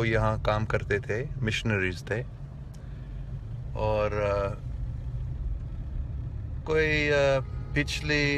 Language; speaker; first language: Hindi; non-native, local second language; English